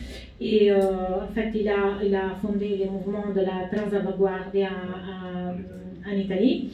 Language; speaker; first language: French; non-native, fluent; Italian